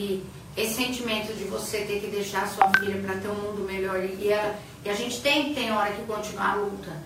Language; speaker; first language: Portuguese; native; Portuguese